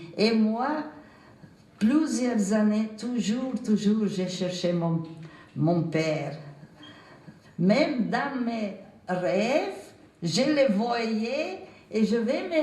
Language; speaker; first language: French; non-native, fluent; Macedonian